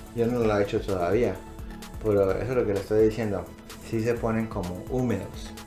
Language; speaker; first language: Spanish; early bilingual, heritage; English